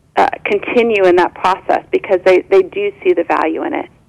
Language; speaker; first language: English; native; English